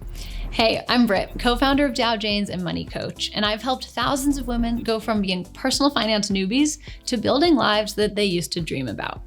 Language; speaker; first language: English; native; English